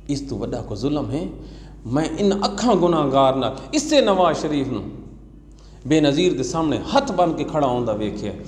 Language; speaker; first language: Urdu; non-native, local second language; Saraiki